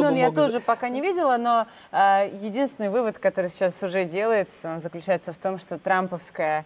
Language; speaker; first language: Russian; native; Russian